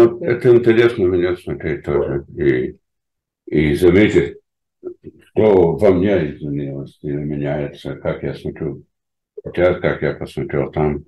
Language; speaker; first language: Russian; non-native, fluent; English